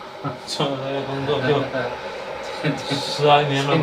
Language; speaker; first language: Chinese; native; Chinese